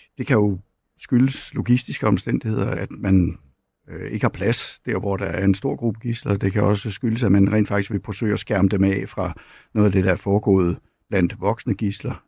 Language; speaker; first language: Danish; native; Danish